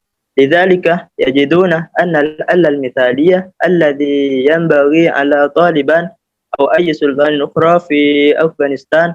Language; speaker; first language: Arabic; non-native, learner; Indonesian